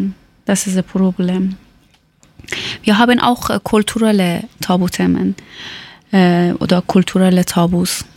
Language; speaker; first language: German; non-native, learner; Persian